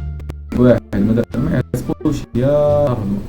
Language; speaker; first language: Arabic; native; Arabic